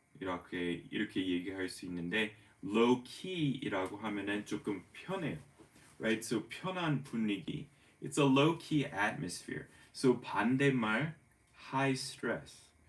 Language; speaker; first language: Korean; non-native, fluent; English